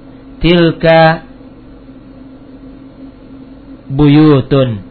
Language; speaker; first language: Arabic; non-native, fluent; Indonesian